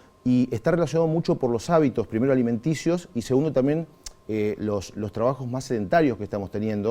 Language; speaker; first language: Spanish; native; Spanish